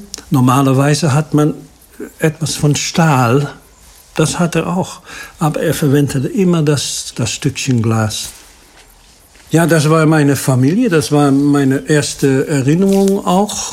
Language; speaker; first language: German; non-native, fluent; Dutch